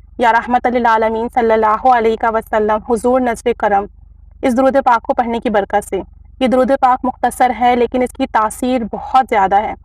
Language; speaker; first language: Urdu; native; Urdu